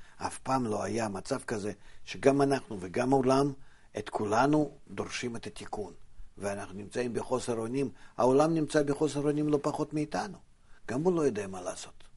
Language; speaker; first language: Hebrew; non-native, fluent; Russian